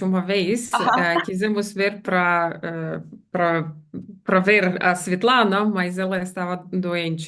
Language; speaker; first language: Portuguese; non-native, fluent; Belarusian